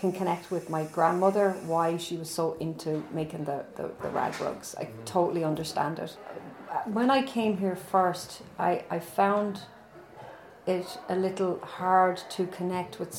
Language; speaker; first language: English; native; English